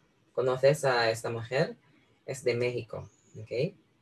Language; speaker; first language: Spanish; non-native, fluent; Filipino